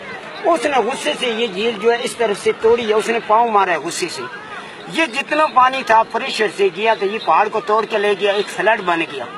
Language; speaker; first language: Hindi; non-native, local second language; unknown